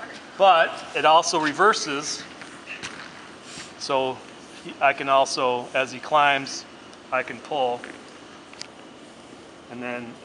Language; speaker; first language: English; native; English